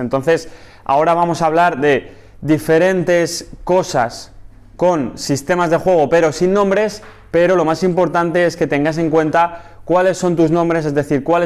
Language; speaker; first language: Spanish; native; Spanish